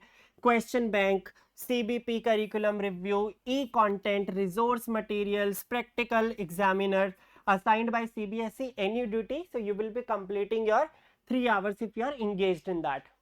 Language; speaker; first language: English; non-native, local second language; Hindi